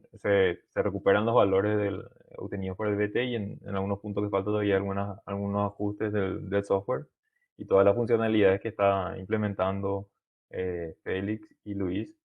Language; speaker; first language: Spanish; native; Spanish